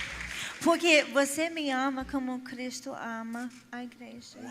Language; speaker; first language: Portuguese; non-native, fluent; English